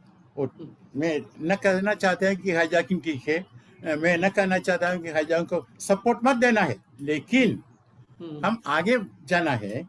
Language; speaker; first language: Hindi; non-native, local second language; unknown